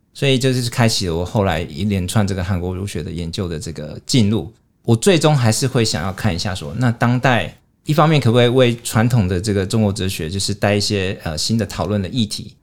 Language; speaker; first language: Chinese; native; Chinese